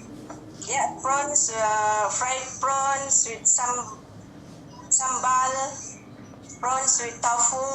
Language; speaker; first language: English; non-native, learner; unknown